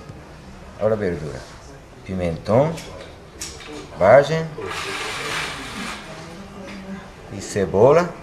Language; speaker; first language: Portuguese; non-native, learner; Japanese